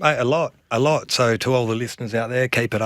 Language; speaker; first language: English; native; English